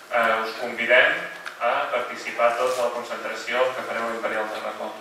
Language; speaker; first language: Catalan; native; Catalan